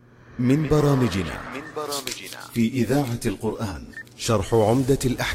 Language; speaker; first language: Arabic; native; Arabic